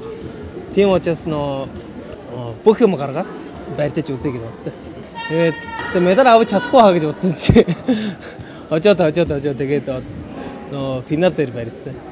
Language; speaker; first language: Mongolian; non-native, learner; Japanese